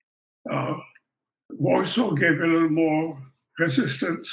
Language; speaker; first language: English; non-native, fluent; Polish